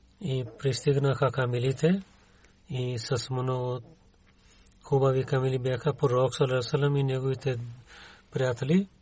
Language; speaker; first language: Bulgarian; non-native, learner; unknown